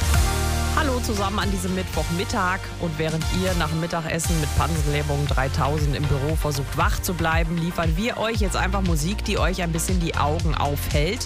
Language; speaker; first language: German; native; German